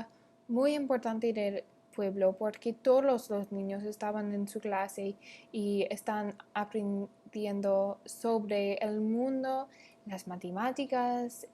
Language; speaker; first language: Spanish; non-native, learner; English